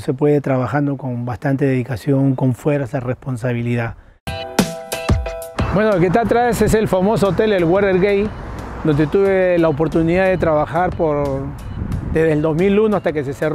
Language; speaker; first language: Spanish; native; Spanish